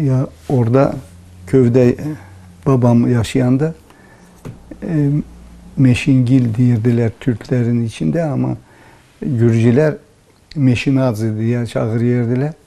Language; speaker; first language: Turkish; early bilingual, heritage; Turkish